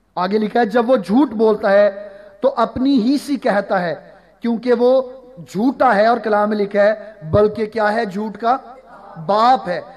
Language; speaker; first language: Urdu; non-native, local second language; Punjabi